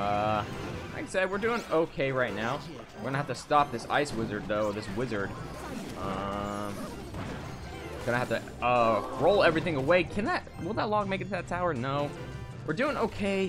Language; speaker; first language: English; native; English